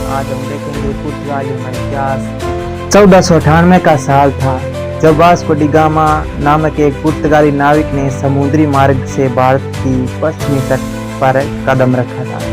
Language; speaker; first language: Hindi; native; Hindi